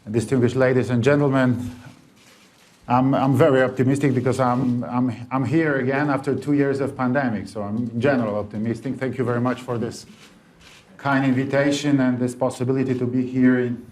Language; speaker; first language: English; non-native, learner; Polish